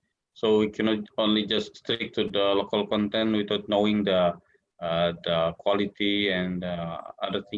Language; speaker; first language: English; non-native, learner; Indonesian